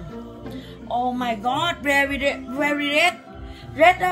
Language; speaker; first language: English; non-native, learner; Vietnamese